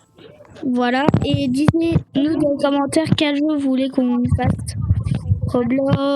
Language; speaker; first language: French; native; French